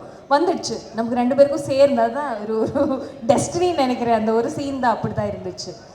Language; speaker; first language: Tamil; non-native, fluent; Malayalam